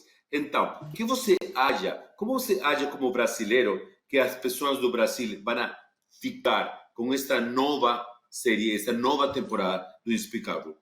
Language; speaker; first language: Portuguese; non-native, fluent; Spanish